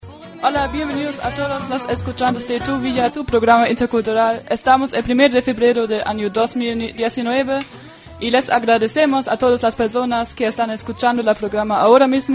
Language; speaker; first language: Spanish; non-native, fluent; German